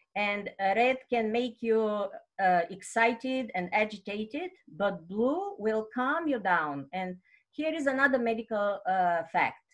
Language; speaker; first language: English; non-native, fluent; Bulgarian